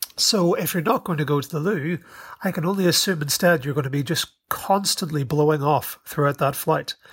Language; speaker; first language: English; native; English